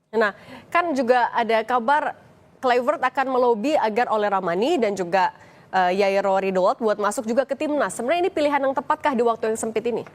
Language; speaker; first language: Indonesian; native; Indonesian